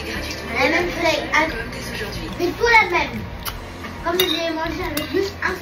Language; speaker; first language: French; non-native, learner; Filipino